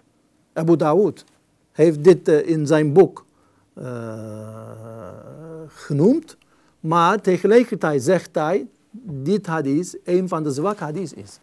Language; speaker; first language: Dutch; non-native, fluent; Turkish